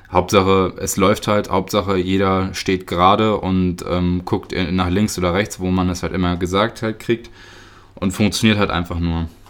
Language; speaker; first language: German; early bilingual, other home language; Russian